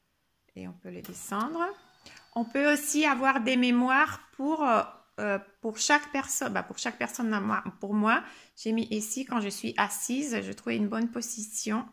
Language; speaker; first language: French; non-native, fluent; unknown